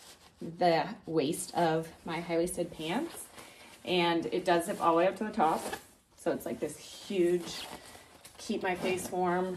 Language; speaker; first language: English; native; English